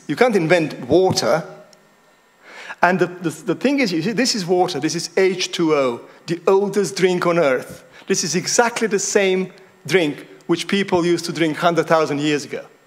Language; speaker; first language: English; non-native, fluent; Macedonian